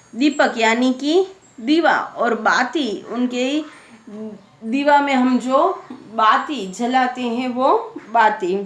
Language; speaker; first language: Hindi; non-native, local second language; Gujarati